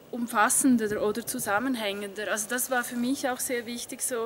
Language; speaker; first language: German; native; German